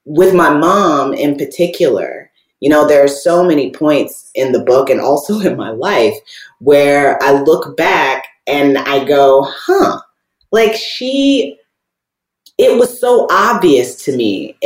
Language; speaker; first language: English; native; English